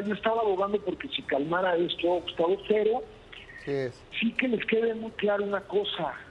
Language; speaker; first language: Spanish; native; Spanish